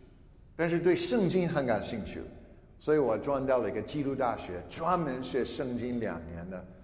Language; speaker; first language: Chinese; non-native, fluent; English